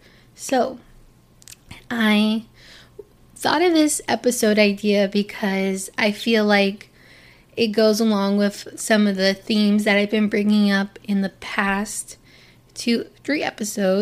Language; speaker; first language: English; native; English